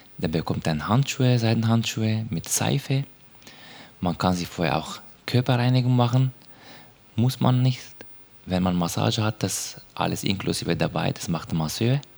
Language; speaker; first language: German; non-native, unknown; Turkish